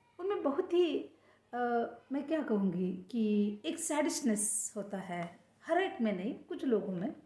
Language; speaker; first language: Hindi; non-native, local second language; Kannada